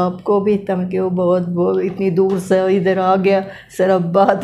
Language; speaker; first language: Hindi; non-native, learner; Bosnian